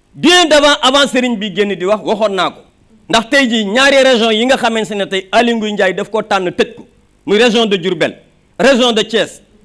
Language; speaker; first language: Wolof; native; Wolof